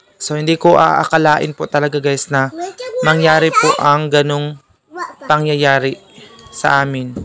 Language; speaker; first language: Filipino; non-native, local second language; Cebuano